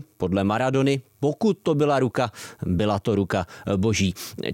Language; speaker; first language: Czech; native; Czech